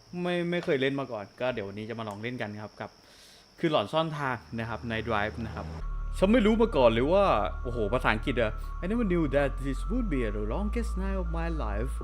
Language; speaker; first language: Thai; native; Thai